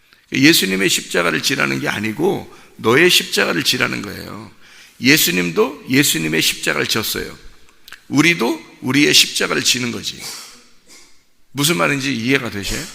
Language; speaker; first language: Korean; native; Korean